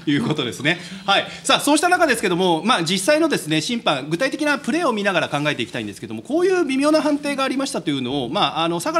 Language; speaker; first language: Japanese; native; Japanese